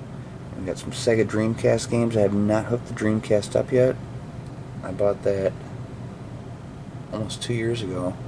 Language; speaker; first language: English; native; English